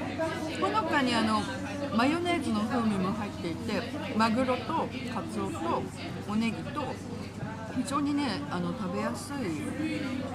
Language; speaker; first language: Japanese; native; Japanese